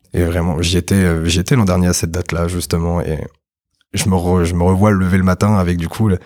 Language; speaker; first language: French; native; French